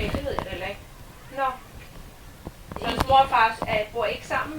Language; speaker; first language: Danish; native; Danish